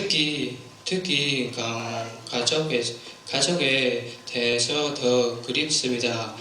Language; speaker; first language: Korean; non-native, learner; Vietnamese